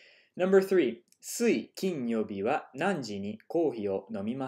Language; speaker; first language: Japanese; non-native, fluent; English